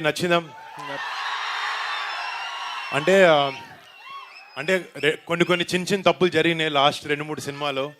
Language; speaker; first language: Telugu; native; Telugu